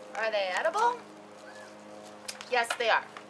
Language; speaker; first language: English; native; English